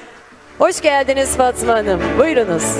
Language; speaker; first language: Turkish; native; Turkish